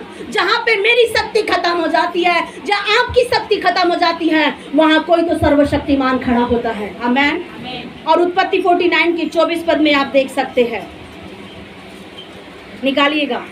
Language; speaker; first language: Hindi; native; Hindi